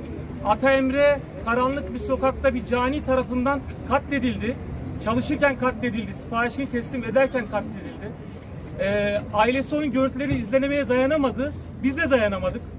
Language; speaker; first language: Turkish; native; Turkish